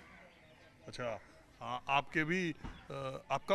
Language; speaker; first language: Hindi; native; Hindi